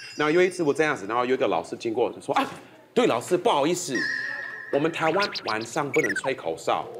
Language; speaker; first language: Chinese; non-native, fluent; English